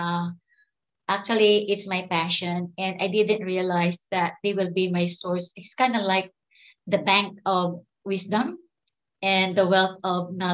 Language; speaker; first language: English; non-native, local second language; Filipino